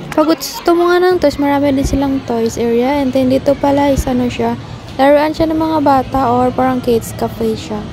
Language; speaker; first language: Filipino; native; Filipino